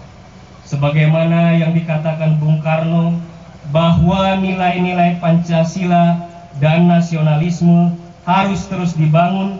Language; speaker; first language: Indonesian; native; Indonesian